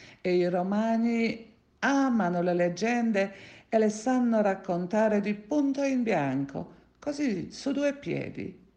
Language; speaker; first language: Italian; non-native, fluent; Polish